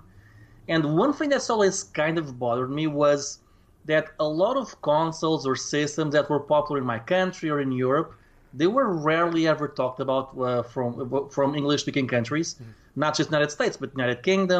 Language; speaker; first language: English; non-native, fluent; Portuguese